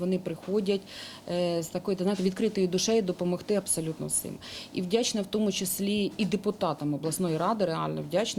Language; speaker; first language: Ukrainian; native; Ukrainian